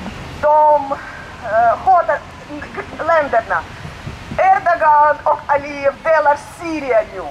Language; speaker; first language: Swedish; non-native, learner; Russian